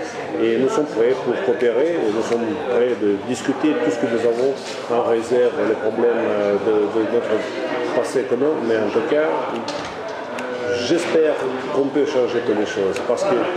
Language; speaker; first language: French; non-native, fluent; Russian